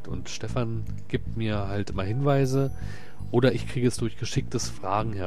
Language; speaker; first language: German; native; German